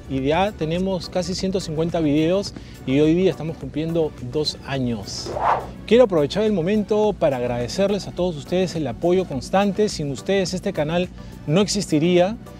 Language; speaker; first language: Spanish; native; Spanish